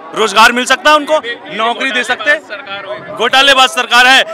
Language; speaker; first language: Hindi; native; Hindi